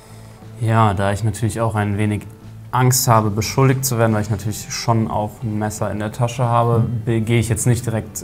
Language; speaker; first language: German; native; German